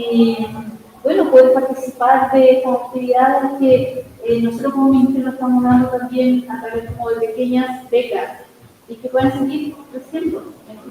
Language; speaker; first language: Spanish; native; Spanish